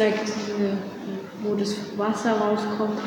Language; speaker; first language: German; non-native, learner; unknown